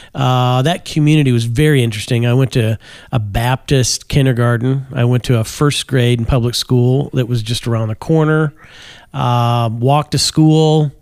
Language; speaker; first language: English; native; English